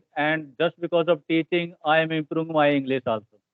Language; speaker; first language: English; non-native, learner; Hindi